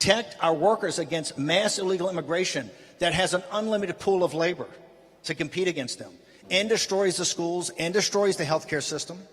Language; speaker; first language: English; native; English